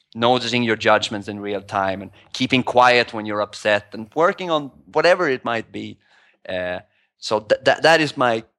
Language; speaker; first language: English; non-native, fluent; Swedish